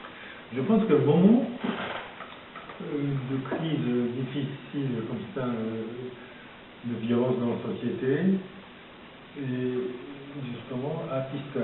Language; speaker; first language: French; non-native, fluent; Japanese